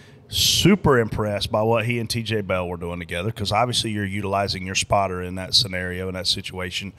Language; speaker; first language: English; native; English